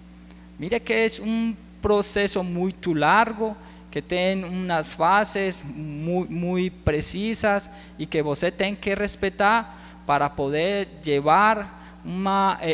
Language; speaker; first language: Portuguese; non-native, learner; Spanish